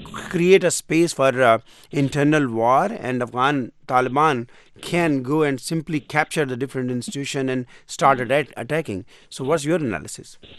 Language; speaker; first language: English; non-native, local second language; Urdu